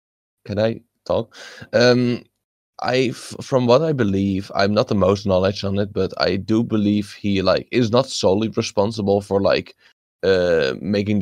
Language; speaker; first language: English; non-native, fluent; Dutch